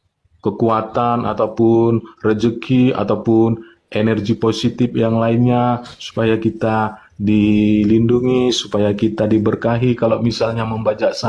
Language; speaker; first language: Indonesian; native; Indonesian